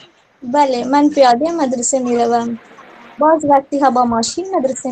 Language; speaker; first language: Persian; non-native, learner; Urdu